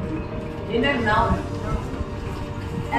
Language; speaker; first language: English; non-native, learner; Hindi